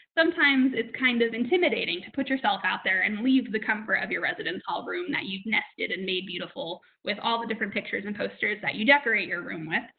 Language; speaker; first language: English; native; English